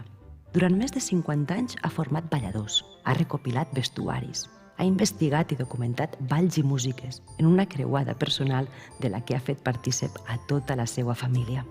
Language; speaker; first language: Catalan; native; Catalan